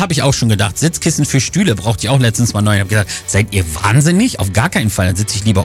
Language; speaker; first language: German; native; German